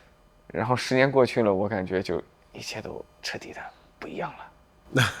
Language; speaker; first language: Chinese; native; Chinese